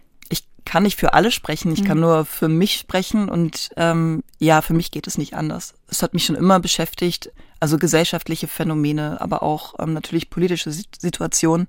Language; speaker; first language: German; native; German